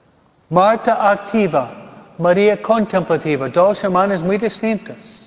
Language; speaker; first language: Spanish; non-native, fluent; English